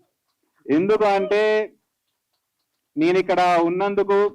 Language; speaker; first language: Telugu; native; Telugu